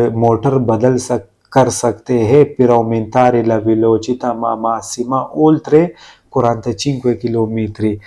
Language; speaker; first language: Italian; non-native, learner; Urdu